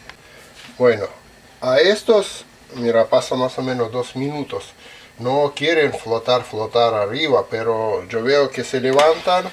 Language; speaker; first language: Spanish; non-native, learner; Russian